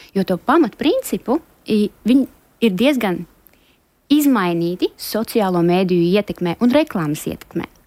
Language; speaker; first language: Latvian; non-native, local second language; Russian